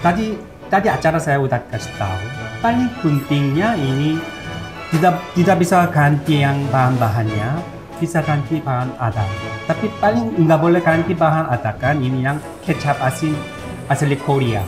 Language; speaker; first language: Indonesian; non-native, learner; Korean